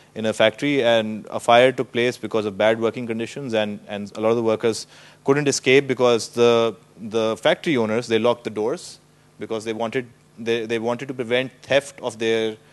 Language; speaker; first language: English; non-native, local second language; Urdu